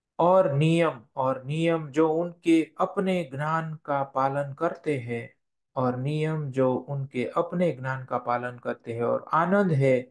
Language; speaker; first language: Hindi; non-native, local second language; Gujarati